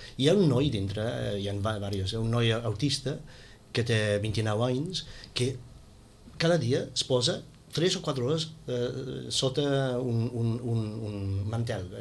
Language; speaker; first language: Catalan; non-native, fluent; English